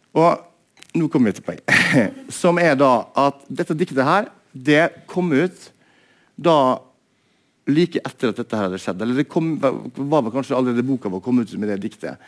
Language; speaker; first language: Norwegian; native; Norwegian